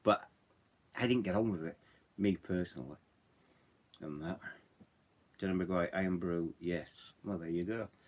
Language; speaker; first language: English; native; English